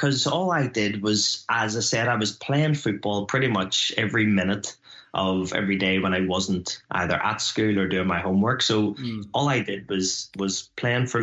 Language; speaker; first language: English; native; English